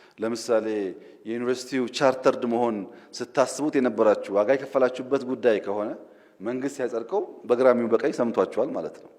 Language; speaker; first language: Amharic; non-native, local second language; Oromo